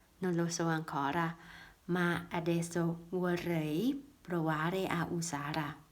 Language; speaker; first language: Italian; non-native, learner; Thai